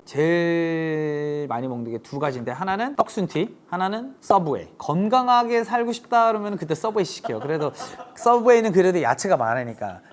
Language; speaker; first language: Korean; early bilingual, heritage; English